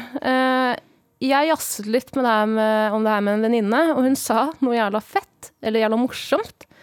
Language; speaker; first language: Norwegian; early bilingual, other home language; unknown